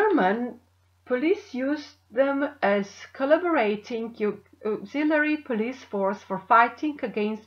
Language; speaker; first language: English; non-native, fluent; Slovenian